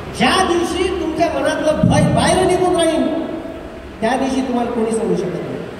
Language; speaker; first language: Marathi; native; Marathi